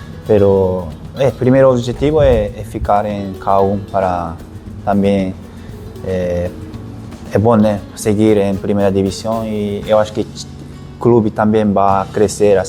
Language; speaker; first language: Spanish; non-native, local second language; Portuguese